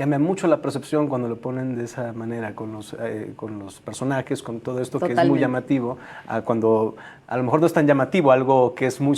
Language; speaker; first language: Spanish; native; Spanish